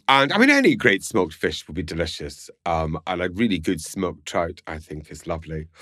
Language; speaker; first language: English; native; English